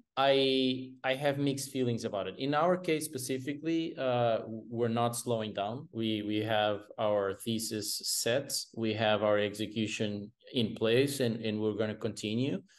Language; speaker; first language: English; non-native, fluent; Portuguese